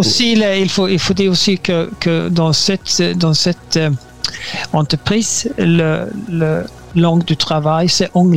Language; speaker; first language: French; non-native, learner; Swedish